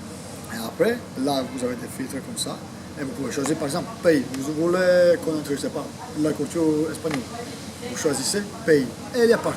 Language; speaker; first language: French; non-native, fluent; Croatian